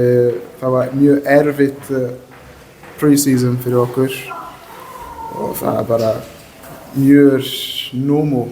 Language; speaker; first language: Icelandic; non-native, learner; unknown